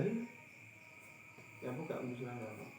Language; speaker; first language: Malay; non-native, local second language; Javanese